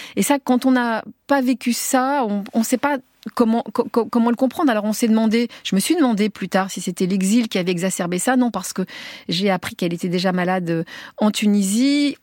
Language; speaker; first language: French; early bilingual, other home language; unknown